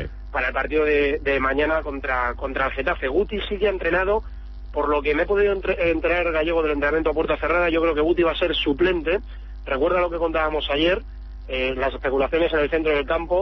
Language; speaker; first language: Spanish; native; Spanish